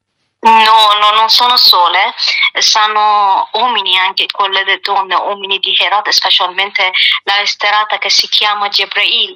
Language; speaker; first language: Italian; non-native, learner; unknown